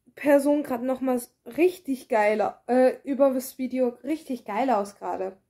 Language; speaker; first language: German; native; German